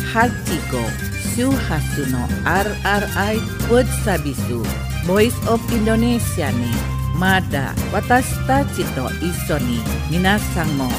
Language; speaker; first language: Japanese; non-native, fluent; Indonesian